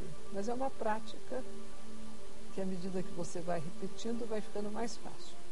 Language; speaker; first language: Portuguese; native; Portuguese